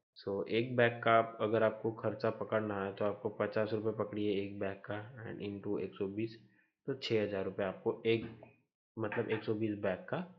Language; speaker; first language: Hindi; non-native, local second language; Marathi